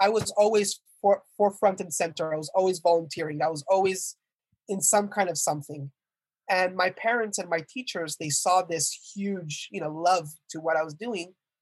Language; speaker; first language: English; native; English